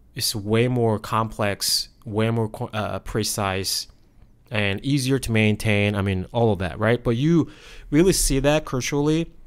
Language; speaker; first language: English; non-native, fluent; Korean